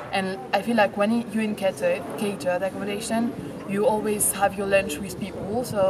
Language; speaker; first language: English; non-native, fluent; French